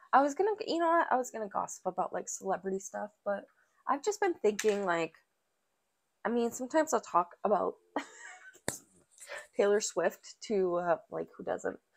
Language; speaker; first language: English; native; English